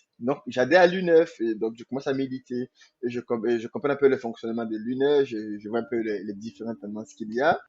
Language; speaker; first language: French; non-native, local second language; Mandingo